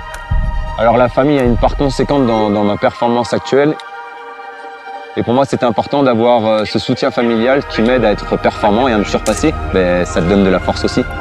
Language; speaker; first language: French; native; French